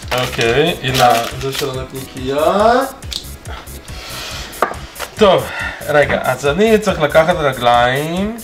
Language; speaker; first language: Hebrew; native; Hebrew